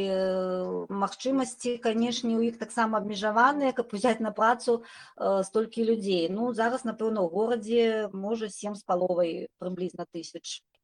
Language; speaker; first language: Belarusian; native; Belarusian